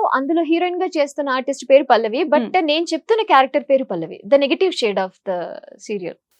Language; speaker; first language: Telugu; native; Telugu